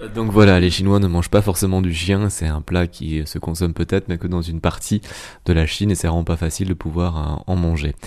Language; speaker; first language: French; native; French